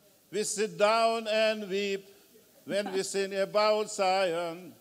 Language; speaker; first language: English; non-native, learner; Russian